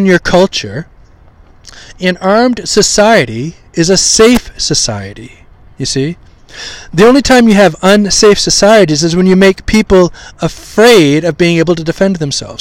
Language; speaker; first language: English; native; English